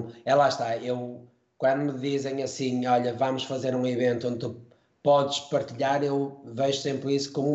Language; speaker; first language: Portuguese; native; Portuguese